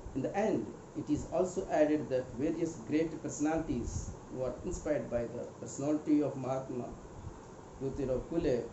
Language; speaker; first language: English; non-native, local second language; Telugu